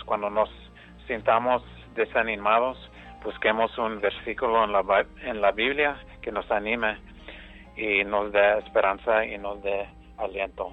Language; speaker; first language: Spanish; early bilingual, heritage; English